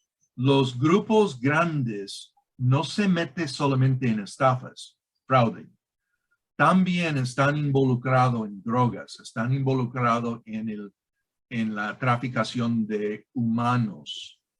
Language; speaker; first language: Spanish; non-native, fluent; English